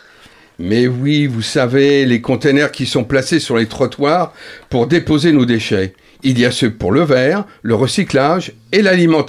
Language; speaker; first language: French; native; French